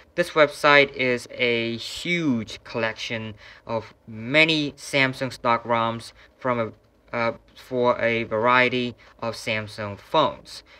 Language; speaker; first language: English; non-native, fluent; Vietnamese